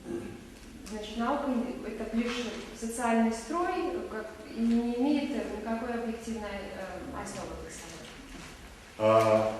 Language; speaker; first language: Russian; native; Russian